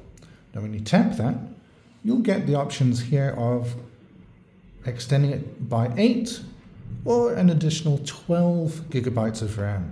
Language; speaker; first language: English; native; English